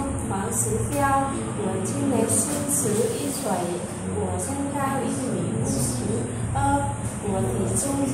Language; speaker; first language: Chinese; non-native, learner; Vietnamese